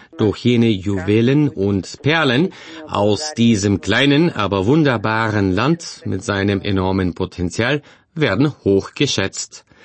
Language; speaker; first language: German; non-native, fluent; Bulgarian